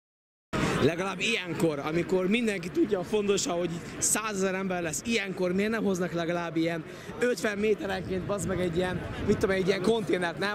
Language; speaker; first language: Hungarian; native; Hungarian